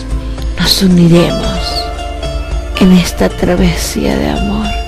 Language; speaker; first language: Spanish; native; Spanish